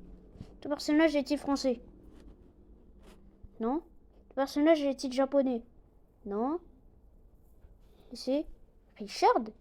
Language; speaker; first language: French; non-native, local second language; Arabic